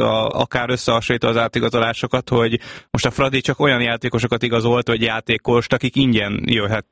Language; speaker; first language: Hungarian; native; Hungarian